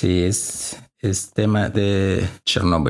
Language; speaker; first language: Spanish; non-native, learner; Russian